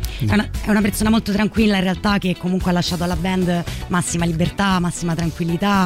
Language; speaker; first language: Italian; native; Italian